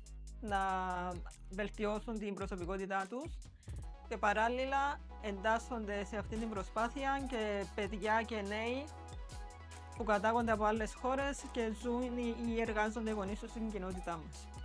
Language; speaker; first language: Greek; native; Greek